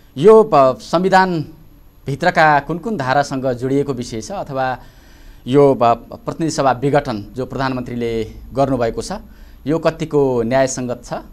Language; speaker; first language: Nepali; native; Nepali